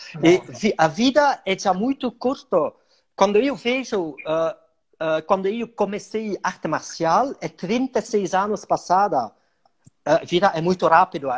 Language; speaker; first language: Portuguese; non-native, learner; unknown